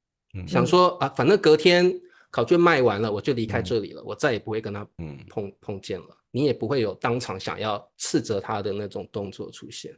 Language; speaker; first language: Chinese; native; Chinese